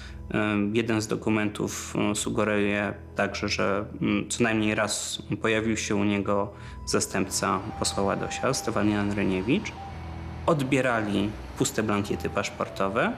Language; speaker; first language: Polish; native; Polish